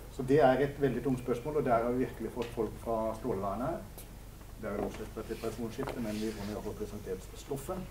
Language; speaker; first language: Norwegian; native; Norwegian